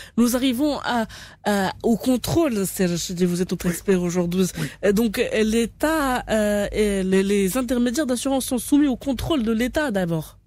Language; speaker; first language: French; non-native, local second language; Arabic